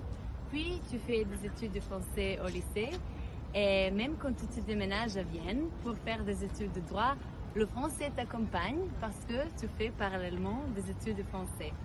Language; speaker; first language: French; non-native, fluent; Croatian